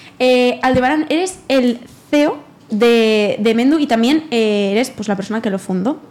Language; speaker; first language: Spanish; native; Spanish